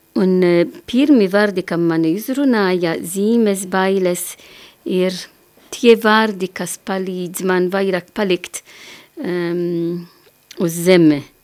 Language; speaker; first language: Latvian; non-native, learner; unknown